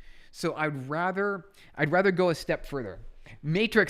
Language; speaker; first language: English; native; English